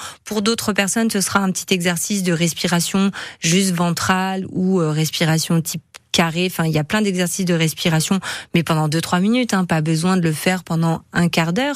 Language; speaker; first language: French; native; French